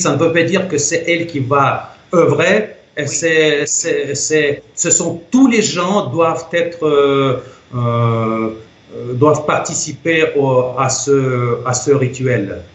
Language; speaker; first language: French; non-native, fluent; Russian